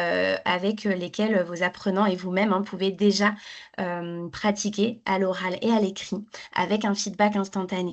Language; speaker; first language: French; native; French